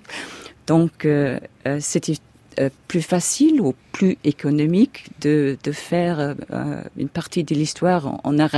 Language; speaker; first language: French; non-native, fluent; English